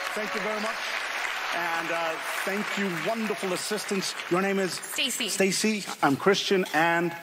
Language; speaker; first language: English; non-native, fluent; Finnish